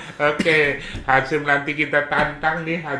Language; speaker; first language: Indonesian; native; Indonesian